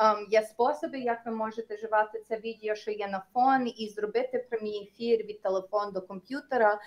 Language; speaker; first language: Ukrainian; early bilingual, heritage; Ukrainian